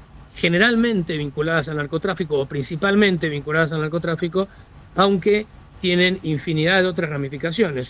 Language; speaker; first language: Spanish; native; Spanish